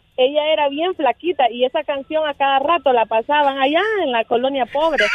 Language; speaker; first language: Spanish; native; Spanish